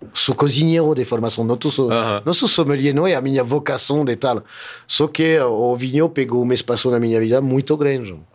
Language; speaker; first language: Portuguese; non-native, fluent; French